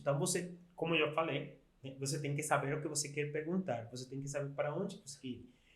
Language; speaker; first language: Portuguese; non-native, fluent; Spanish